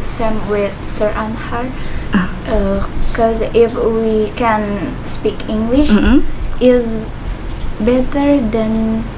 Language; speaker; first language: English; non-native, learner; Indonesian